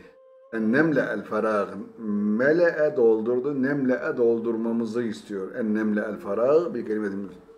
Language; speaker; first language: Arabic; non-native, fluent; Turkish